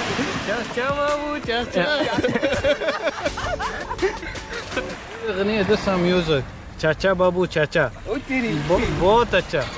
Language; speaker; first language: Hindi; non-native, learner; Arabic